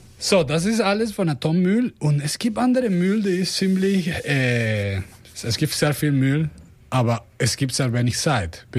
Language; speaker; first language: German; non-native, fluent; Spanish